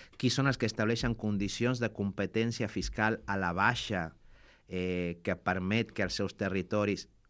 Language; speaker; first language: Catalan; non-native, fluent; Spanish